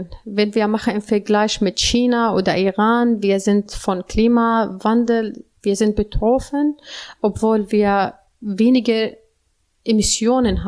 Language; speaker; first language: German; non-native, learner; Arabic